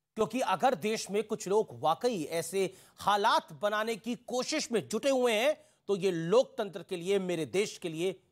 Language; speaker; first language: Hindi; native; Hindi